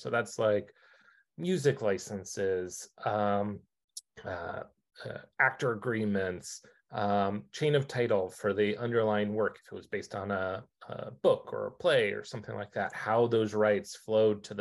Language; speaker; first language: English; native; English